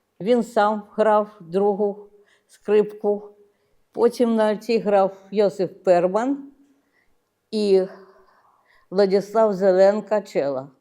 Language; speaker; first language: Ukrainian; non-native, local second language; Russian